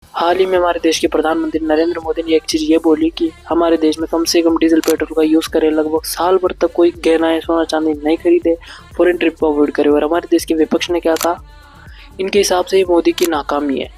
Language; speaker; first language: Hindi; native; Hindi